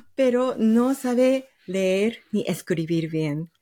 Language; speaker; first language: Spanish; non-native, fluent; Japanese